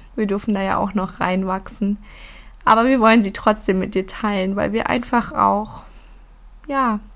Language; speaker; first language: German; early bilingual, other home language; Filipino